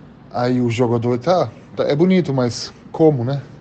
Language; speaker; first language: Portuguese; early bilingual, heritage; German